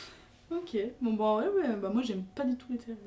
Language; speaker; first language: French; native; French